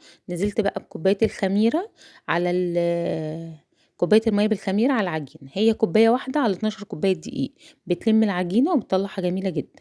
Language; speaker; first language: Arabic; native; Arabic